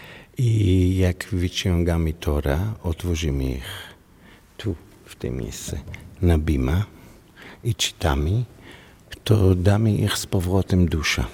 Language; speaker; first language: Polish; non-native, learner; Hebrew